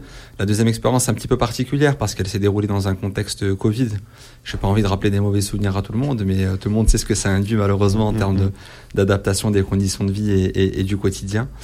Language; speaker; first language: French; native; French